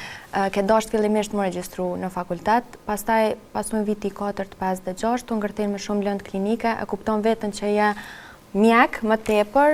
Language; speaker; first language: Albanian; native; Albanian